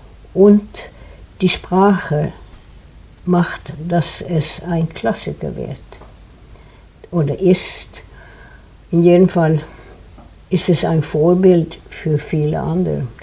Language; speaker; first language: German; non-native, fluent; Swedish